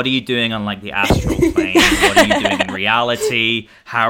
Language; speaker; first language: English; native; English